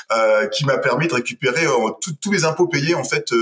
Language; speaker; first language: French; native; French